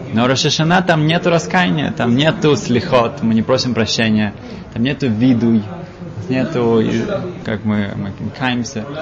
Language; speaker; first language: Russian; early bilingual, heritage; Russian